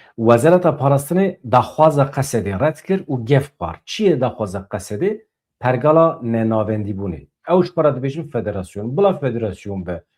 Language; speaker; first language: Kurdish; native; Kurdish